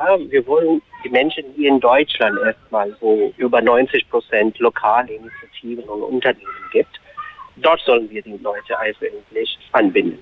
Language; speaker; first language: German; non-native, fluent; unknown